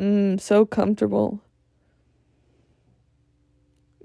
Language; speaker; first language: English; native; English